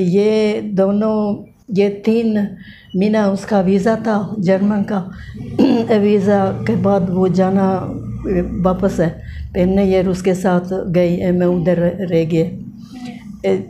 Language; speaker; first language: Hindi; non-native, learner; Bosnian